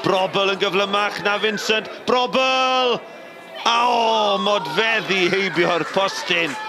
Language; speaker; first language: Welsh; native; Welsh